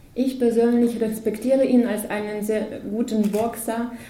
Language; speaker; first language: German; non-native, fluent; Ukrainian